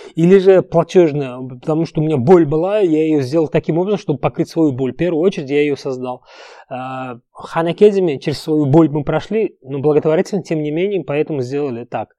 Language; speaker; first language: Russian; non-native, local second language; Uzbek